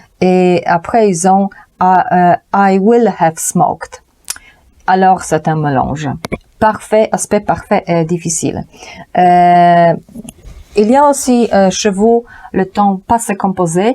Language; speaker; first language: French; non-native, fluent; Polish